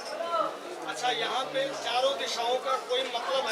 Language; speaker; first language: Hindi; native; Hindi